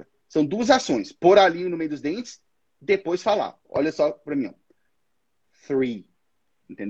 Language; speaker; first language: Portuguese; native; Portuguese